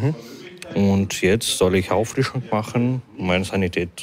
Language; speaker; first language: German; non-native, learner; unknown